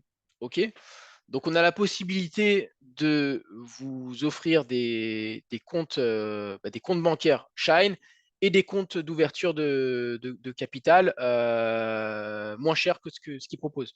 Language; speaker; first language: French; native; French